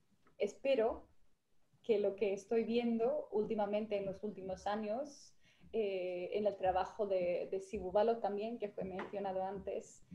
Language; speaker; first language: Spanish; non-native, fluent; Finnish